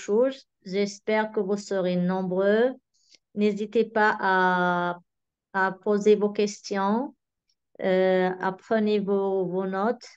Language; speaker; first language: French; non-native, local second language; Arabic